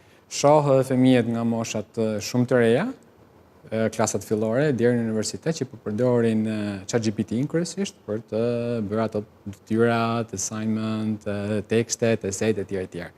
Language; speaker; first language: Albanian; native; Albanian